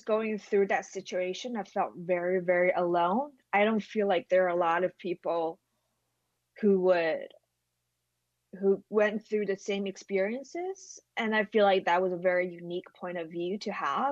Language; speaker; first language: English; non-native, fluent; Chinese